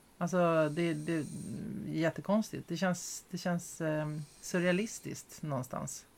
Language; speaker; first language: Swedish; native; Swedish